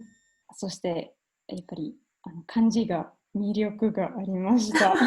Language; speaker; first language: Japanese; non-native, fluent; German